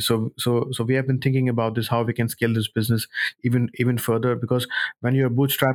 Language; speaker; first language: English; non-native, local second language; Urdu